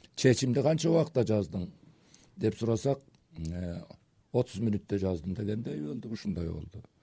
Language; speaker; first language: Kyrgyz; native; Kyrgyz